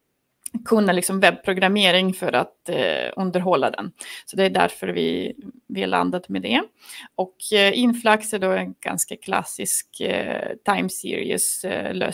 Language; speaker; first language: Swedish; non-native, fluent; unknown